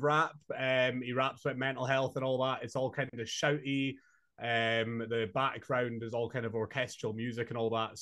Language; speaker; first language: English; native; English